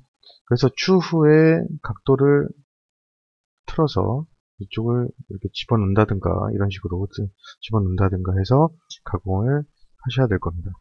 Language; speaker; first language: Korean; native; Korean